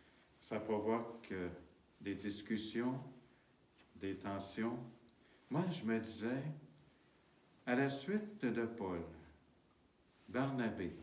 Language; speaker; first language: French; native; French